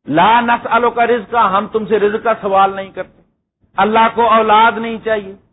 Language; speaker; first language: Urdu; non-native, local second language; Punjabi